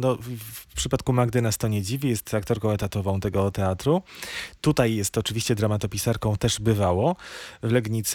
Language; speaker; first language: Polish; native; Polish